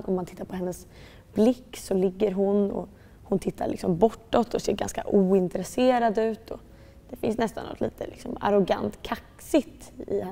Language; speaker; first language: Swedish; native; Swedish